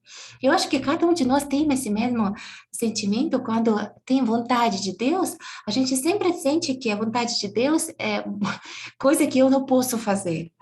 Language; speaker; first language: Portuguese; non-native, fluent; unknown